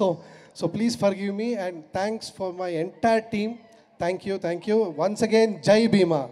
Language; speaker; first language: Telugu; non-native, learner; Kannada